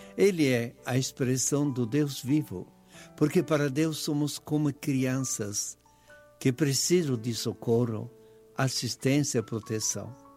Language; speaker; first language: Portuguese; non-native, fluent; Italian